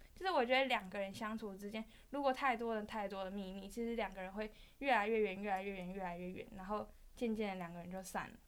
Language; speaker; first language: Chinese; native; Chinese